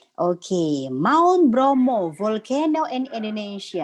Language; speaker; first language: English; non-native, local second language; Indonesian